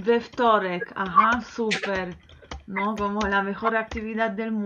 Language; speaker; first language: Spanish; non-native, fluent; Polish